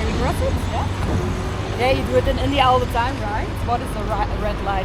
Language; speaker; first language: English; non-native, fluent; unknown